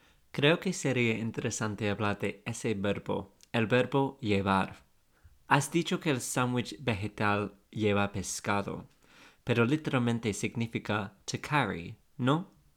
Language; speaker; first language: Spanish; non-native, fluent; English